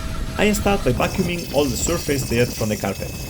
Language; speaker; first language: English; non-native, fluent; Spanish